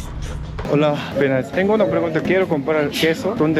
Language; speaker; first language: Spanish; non-native, learner; Korean